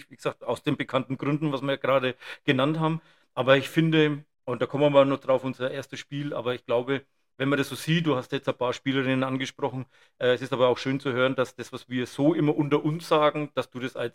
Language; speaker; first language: German; native; German